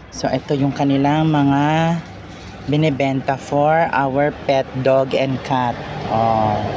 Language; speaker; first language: Filipino; non-native, local second language; Cebuano